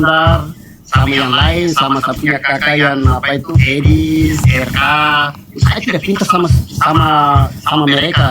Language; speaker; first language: Indonesian; non-native, fluent; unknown